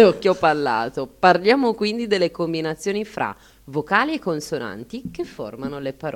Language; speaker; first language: Italian; native; Italian